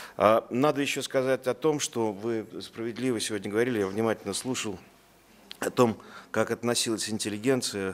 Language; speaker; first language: Russian; native; Russian